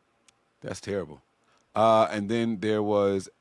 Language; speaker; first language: English; native; English